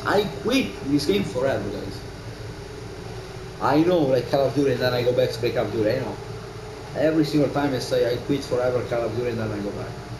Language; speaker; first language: English; non-native, learner; Italian